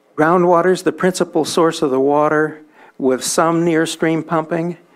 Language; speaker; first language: English; native; English